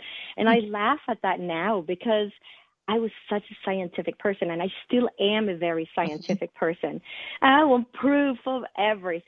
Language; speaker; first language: English; non-native, fluent; Swedish